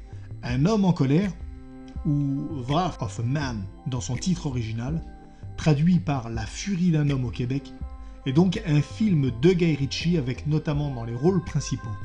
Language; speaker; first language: French; native; French